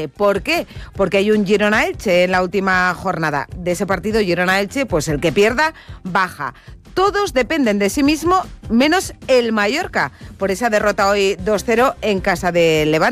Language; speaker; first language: Spanish; native; Spanish